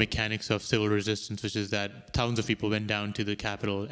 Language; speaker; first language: English; non-native, local second language; Urdu